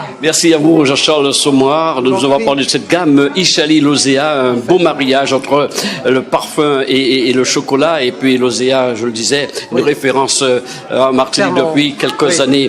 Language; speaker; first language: French; native; French